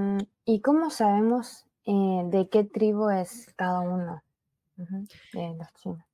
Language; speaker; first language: Spanish; early bilingual, other home language; Chinese